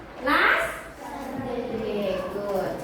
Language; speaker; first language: English; non-native, learner; Indonesian